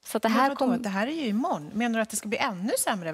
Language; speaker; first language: Swedish; native; Swedish